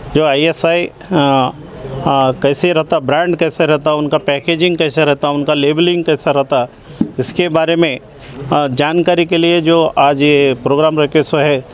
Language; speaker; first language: Hindi; non-native, local second language; Kannada